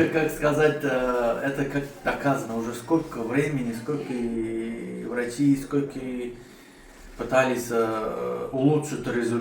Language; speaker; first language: Russian; non-native, learner; Tajik